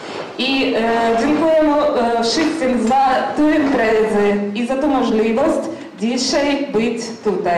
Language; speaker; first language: Polish; non-native, learner; Ukrainian